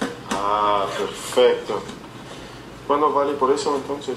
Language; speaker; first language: Spanish; non-native, learner; English